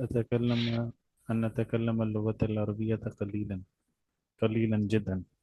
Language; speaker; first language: Arabic; non-native, learner; Urdu